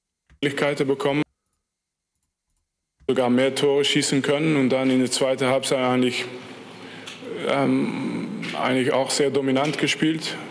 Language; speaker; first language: German; non-native, fluent; French